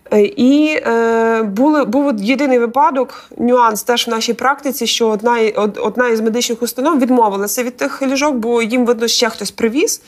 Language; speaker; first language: Ukrainian; native; Ukrainian